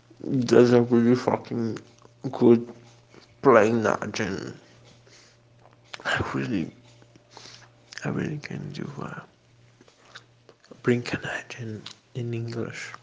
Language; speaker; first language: English; non-native, fluent; Portuguese